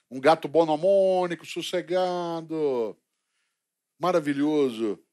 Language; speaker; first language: Portuguese; native; Portuguese